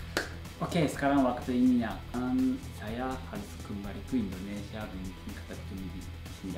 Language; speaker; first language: Indonesian; non-native, learner; Japanese